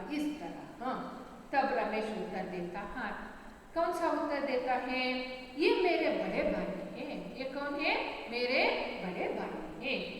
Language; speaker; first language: Hindi; non-native, local second language; Kannada